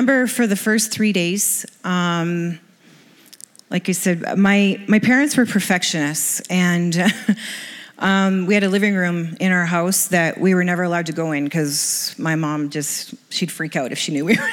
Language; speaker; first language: English; native; English